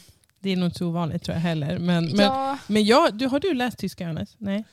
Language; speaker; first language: Swedish; native; Swedish